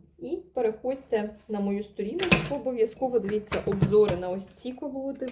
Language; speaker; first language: Ukrainian; non-native, local second language; Russian